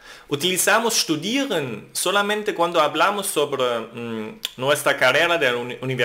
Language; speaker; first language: Spanish; non-native, fluent; German